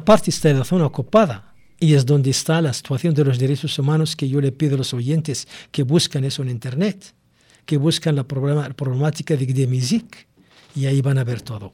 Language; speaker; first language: Spanish; non-native, local second language; Arabic